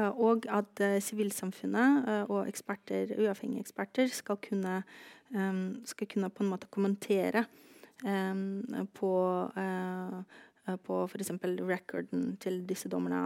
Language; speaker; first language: Norwegian; non-native, fluent; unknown